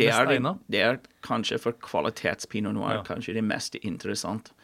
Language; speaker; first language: Norwegian; non-native, fluent; English